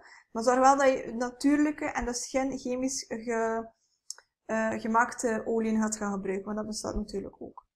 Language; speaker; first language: Dutch; native; Dutch